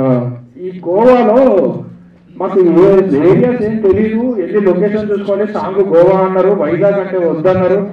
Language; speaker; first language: Telugu; native; Telugu